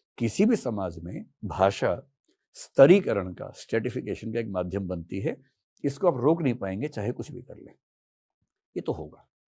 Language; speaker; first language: Hindi; native; Hindi